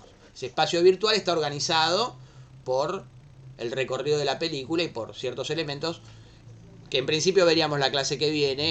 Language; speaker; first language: Spanish; native; Spanish